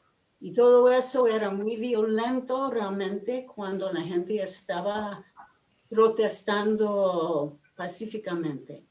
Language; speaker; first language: Spanish; non-native, fluent; English